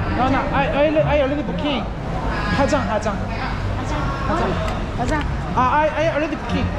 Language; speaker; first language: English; non-native, learner; Korean